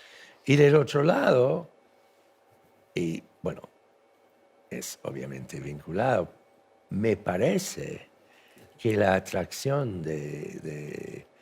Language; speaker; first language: Spanish; non-native, fluent; English